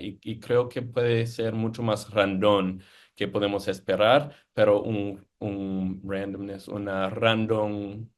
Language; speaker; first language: Spanish; non-native, fluent; English